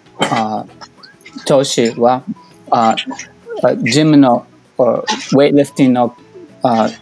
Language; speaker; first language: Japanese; non-native, learner; English